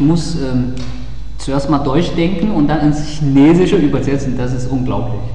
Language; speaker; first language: German; non-native, fluent; Chinese